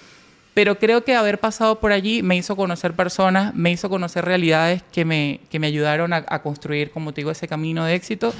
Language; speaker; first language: Spanish; native; Spanish